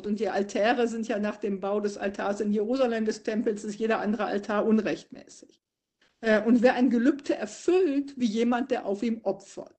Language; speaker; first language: German; native; German